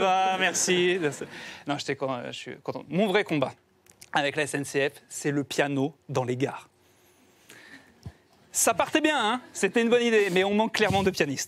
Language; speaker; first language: French; native; French